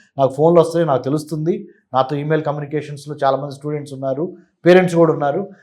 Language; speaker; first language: Telugu; native; Telugu